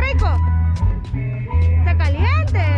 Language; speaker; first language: Spanish; non-native, local second language; Kʼicheʼ